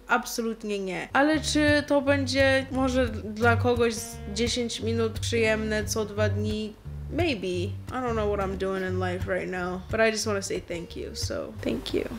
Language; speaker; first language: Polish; early bilingual, heritage; Polish